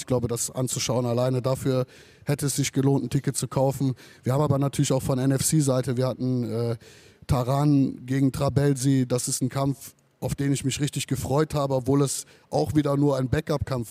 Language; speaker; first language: German; native; German